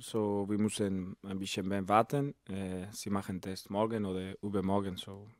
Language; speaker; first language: German; non-native, learner; Spanish